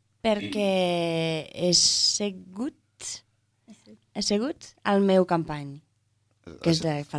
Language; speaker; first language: Catalan; non-native, learner; French